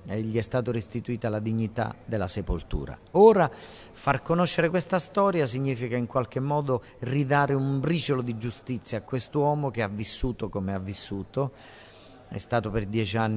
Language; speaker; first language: Italian; native; Italian